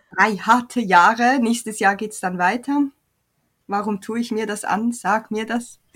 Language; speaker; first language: German; native; German